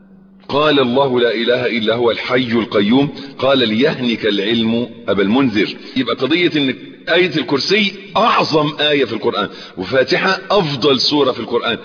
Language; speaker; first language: Arabic; native; Arabic